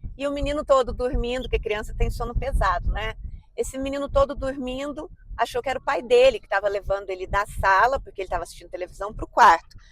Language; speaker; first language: Portuguese; native; Portuguese